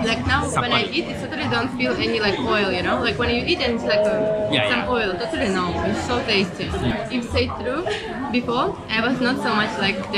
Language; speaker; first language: English; non-native, learner; Ukrainian